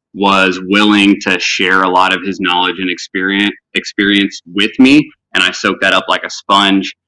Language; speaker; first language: English; native; English